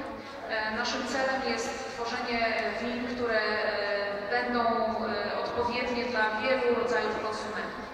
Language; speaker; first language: Polish; native; Polish